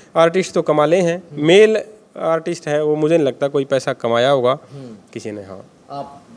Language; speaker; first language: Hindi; native; Hindi